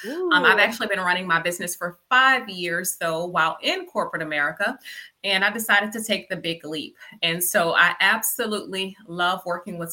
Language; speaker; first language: English; native; English